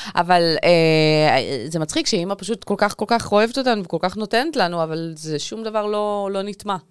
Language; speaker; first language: Hebrew; native; Hebrew